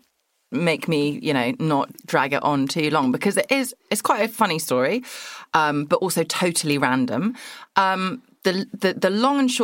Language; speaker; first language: English; native; English